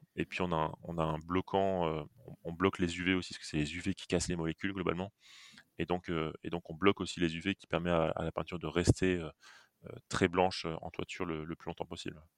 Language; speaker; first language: French; native; French